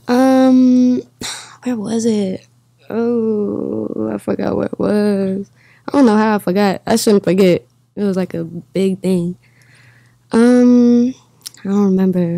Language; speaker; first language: English; native; English